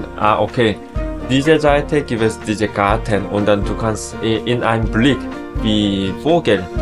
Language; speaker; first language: German; non-native, learner; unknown